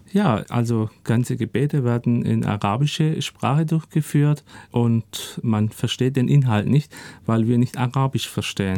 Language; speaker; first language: German; early bilingual, other home language; Turkish